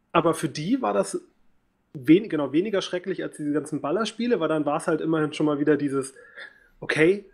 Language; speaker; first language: German; native; German